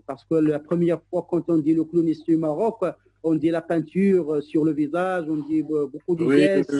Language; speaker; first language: French; non-native, local second language; Arabic